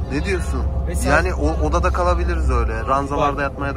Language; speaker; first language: Turkish; native; Turkish